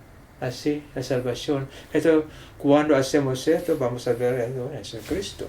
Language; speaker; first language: Spanish; non-native, fluent; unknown